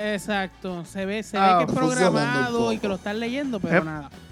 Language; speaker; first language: Spanish; native; Spanish